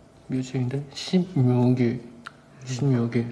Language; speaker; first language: Korean; non-native, fluent; Chinese